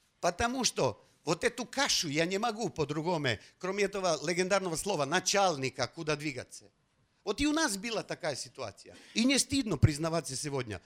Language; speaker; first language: Russian; non-native, fluent; Slovenian